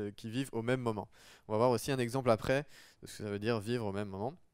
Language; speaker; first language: French; native; French